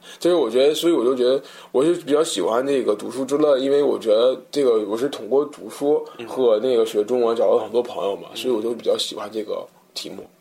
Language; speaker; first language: Chinese; non-native, fluent; English